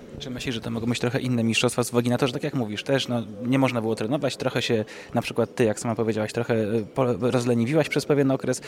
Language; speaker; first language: Polish; native; Polish